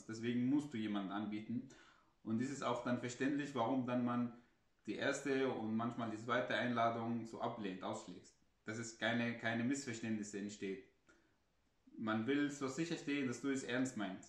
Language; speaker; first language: German; non-native, fluent; Arabic